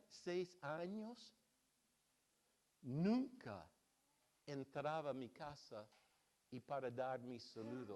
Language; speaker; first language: Spanish; non-native, fluent; English